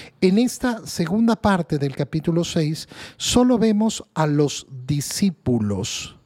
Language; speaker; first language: Spanish; native; Spanish